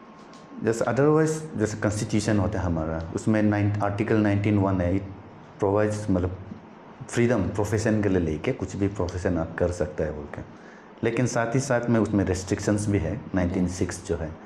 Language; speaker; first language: Hindi; non-native, local second language; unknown